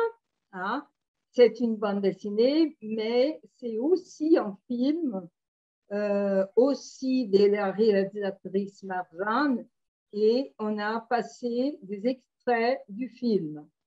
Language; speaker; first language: French; non-native, fluent; Portuguese